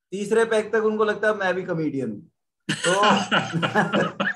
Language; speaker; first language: Hindi; native; Hindi